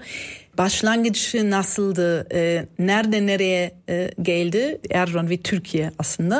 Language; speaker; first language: Turkish; non-native, fluent; German